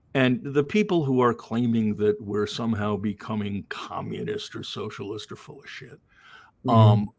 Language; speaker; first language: English; native; English